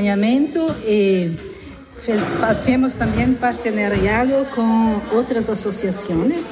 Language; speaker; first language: Spanish; non-native, learner; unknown